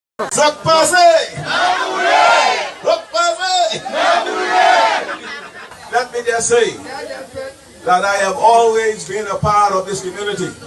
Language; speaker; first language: English; early bilingual, heritage; English